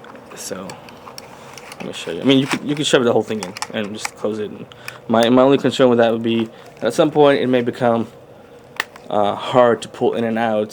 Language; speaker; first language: English; native; English